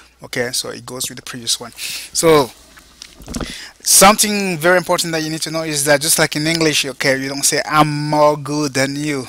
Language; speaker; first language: English; non-native, fluent; French